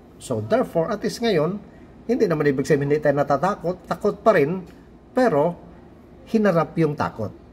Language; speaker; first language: Filipino; non-native, local second language; Cebuano